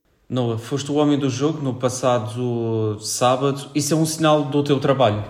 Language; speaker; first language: Portuguese; native; Portuguese